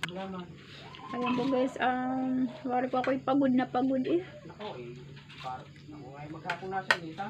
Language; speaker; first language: Filipino; non-native, local second language; Cebuano